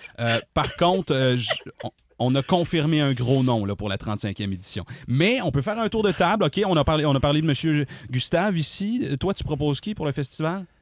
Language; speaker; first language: French; native; French